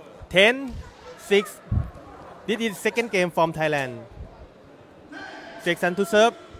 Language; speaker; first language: English; non-native, learner; Thai